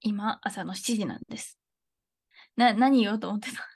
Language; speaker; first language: Japanese; early bilingual, heritage; Japanese